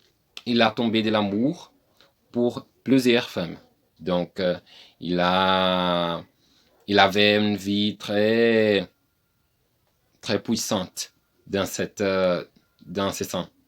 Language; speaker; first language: French; non-native, learner; Portuguese